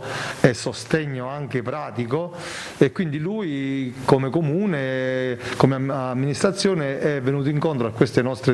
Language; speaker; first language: Italian; native; Italian